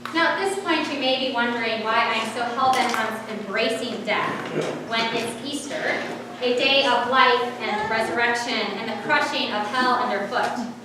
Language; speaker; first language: English; native; English